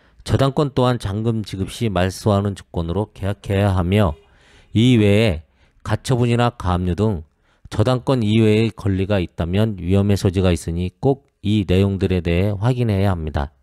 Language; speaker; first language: Korean; native; Korean